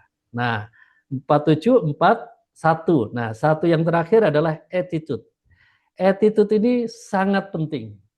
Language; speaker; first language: Indonesian; native; Indonesian